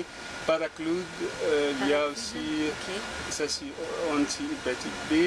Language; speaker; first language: French; non-native, fluent; Arabic